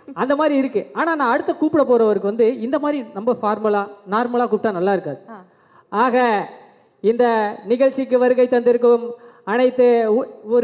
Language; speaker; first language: Tamil; native; Tamil